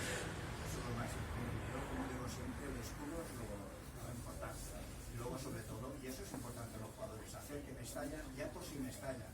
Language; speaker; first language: Spanish; native; Spanish